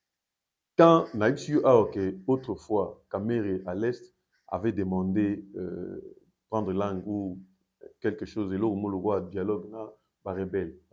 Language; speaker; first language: French; non-native, local second language; Lingala